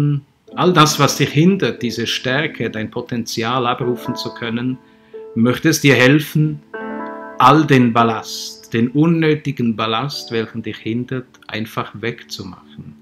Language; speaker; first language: German; native; German